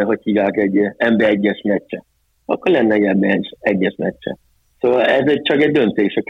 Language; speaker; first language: Hungarian; early bilingual, heritage; Hungarian